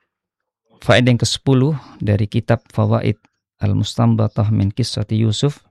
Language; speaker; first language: Indonesian; native; Indonesian